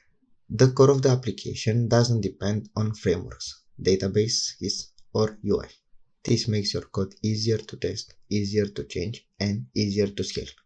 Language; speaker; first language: English; non-native, fluent; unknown